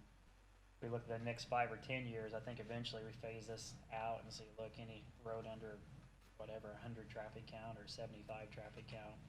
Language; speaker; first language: English; native; English